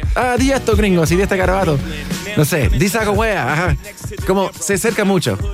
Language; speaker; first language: Spanish; non-native, fluent; English